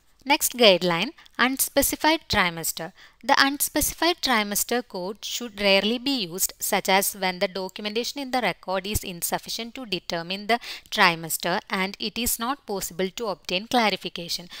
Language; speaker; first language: English; non-native, local second language; Malayalam